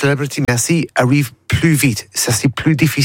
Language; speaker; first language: French; non-native, learner; English